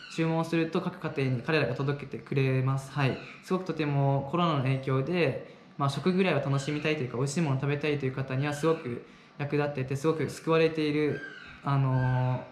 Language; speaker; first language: Japanese; native; Japanese